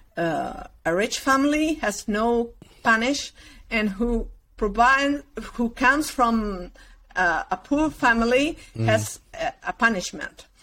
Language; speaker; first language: English; non-native, learner; Spanish